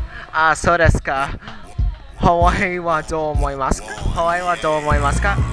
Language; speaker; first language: Japanese; non-native, learner; English